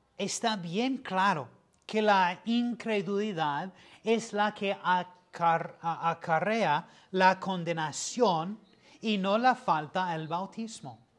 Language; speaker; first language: Spanish; non-native, fluent; English